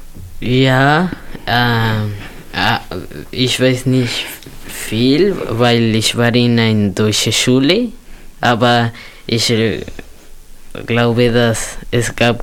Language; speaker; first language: German; non-native, learner; Spanish